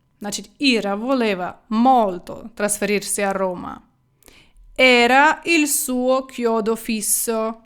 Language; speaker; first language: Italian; non-native, fluent; Ukrainian